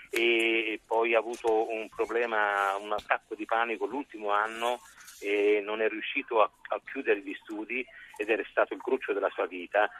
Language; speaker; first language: Italian; native; Italian